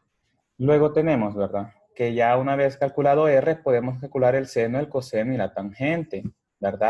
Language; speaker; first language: Spanish; native; Spanish